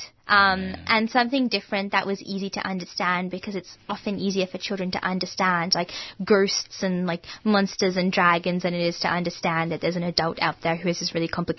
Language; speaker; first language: English; non-native, local second language; Gujarati